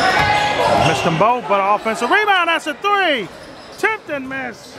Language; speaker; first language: English; native; English